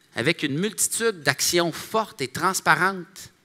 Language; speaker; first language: French; native; French